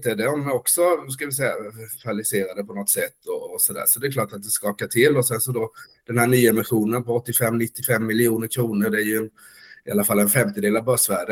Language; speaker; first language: Swedish; native; Swedish